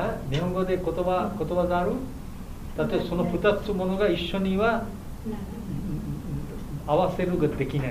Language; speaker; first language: Japanese; non-native, learner; Bangla